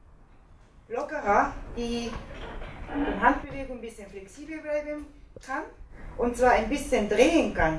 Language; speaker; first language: German; non-native, learner; Japanese